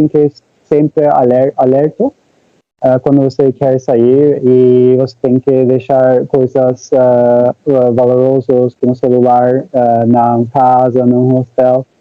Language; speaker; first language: Portuguese; non-native, learner; Turkish